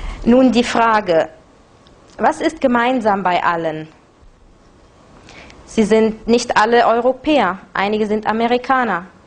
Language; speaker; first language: German; non-native, fluent; Arabic